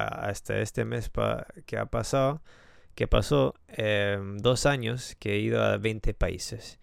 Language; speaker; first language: Spanish; non-native, fluent; English